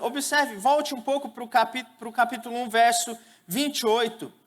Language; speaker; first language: Portuguese; native; Portuguese